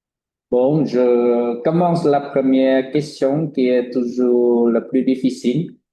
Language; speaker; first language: French; non-native, fluent; Vietnamese